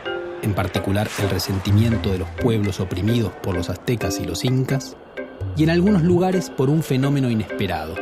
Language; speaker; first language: Spanish; native; Spanish